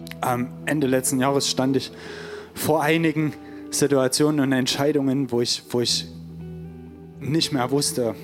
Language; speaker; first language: German; native; German